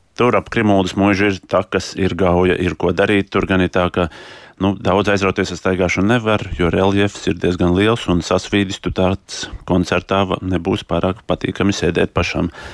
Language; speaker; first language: Latvian; native; Latvian